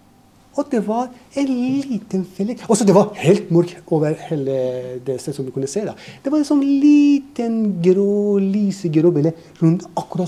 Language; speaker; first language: Norwegian; non-native, fluent; Persian